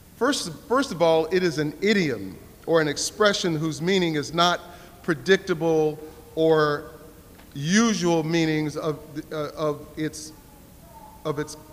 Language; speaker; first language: English; native; English